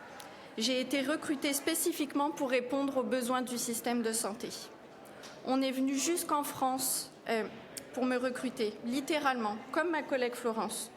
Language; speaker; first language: French; native; French